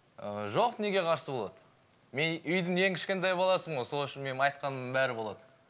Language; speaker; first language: Kazakh; early bilingual, heritage; Kazakh